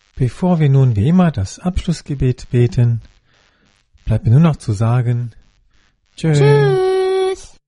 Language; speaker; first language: German; native; German